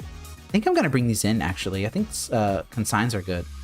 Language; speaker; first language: English; native; English